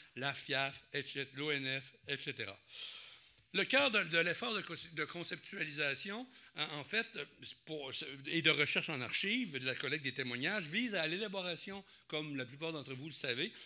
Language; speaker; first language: French; native; French